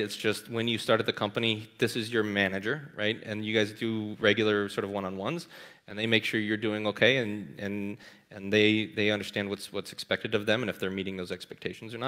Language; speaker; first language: English; native; English